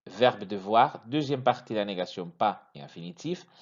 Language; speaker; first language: French; non-native, fluent; Spanish